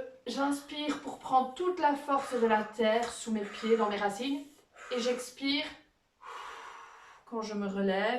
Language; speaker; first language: French; native; French